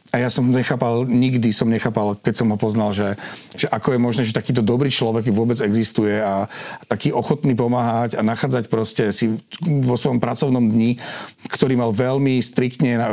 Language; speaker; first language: Slovak; native; Slovak